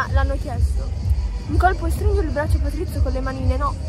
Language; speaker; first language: Italian; native; Italian